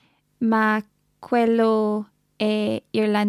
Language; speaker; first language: Italian; non-native, learner; English